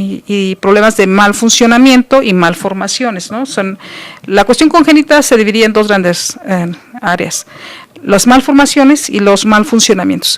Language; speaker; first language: Spanish; native; Spanish